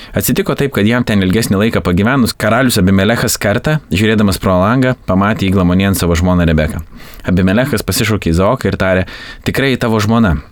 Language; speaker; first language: Lithuanian; native; Lithuanian